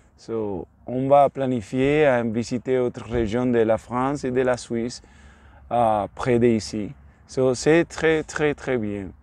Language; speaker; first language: French; non-native, learner; Spanish